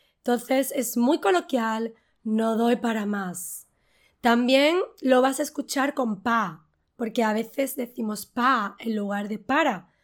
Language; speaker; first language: Spanish; native; Spanish